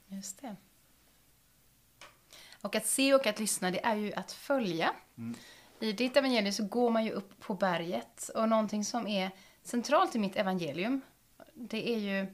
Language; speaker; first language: Swedish; native; Swedish